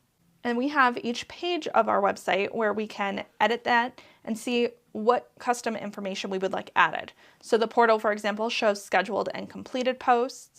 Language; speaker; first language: English; native; English